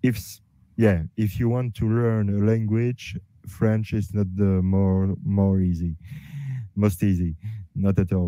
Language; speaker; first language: English; non-native, learner; French